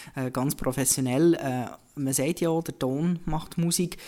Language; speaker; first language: German; native; German